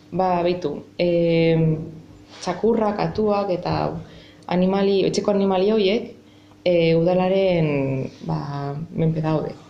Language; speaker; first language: Basque; non-native, local second language; Spanish